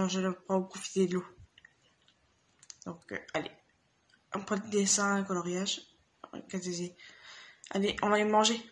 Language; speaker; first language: French; native; French